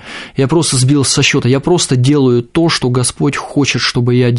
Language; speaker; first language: Russian; native; Russian